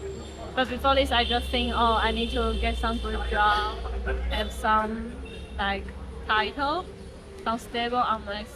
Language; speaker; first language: English; non-native, learner; Chinese